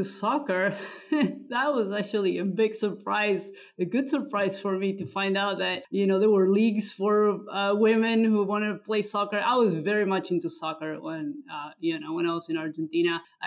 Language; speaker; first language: English; non-native, fluent; Spanish